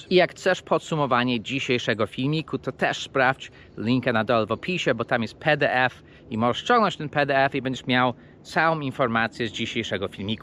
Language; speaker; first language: Polish; non-native, fluent; English